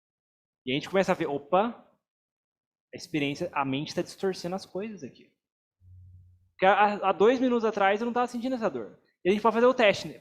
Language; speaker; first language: Portuguese; native; Portuguese